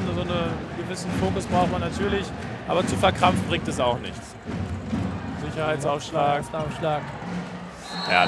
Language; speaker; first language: German; native; German